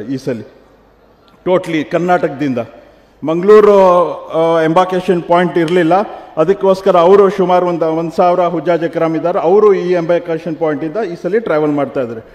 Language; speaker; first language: Kannada; non-native, local second language; Urdu